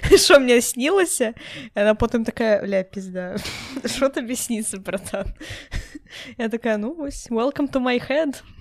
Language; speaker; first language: Belarusian; non-native, local second language; Russian